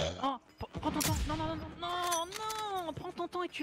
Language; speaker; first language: French; native; French